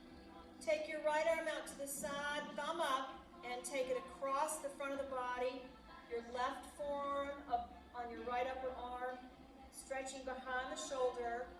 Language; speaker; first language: English; native; English